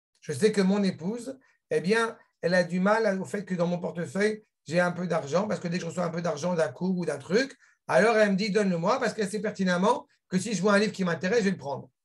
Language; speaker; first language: French; native; French